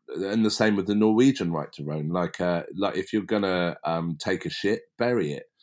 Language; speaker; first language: English; native; English